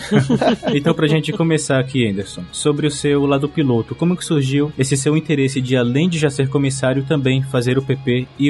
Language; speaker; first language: Portuguese; native; Portuguese